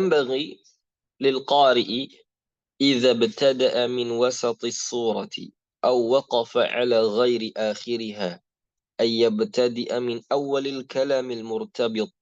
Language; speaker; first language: Arabic; non-native, fluent; Indonesian